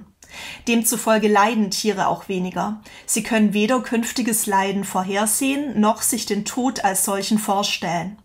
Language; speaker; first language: German; native; German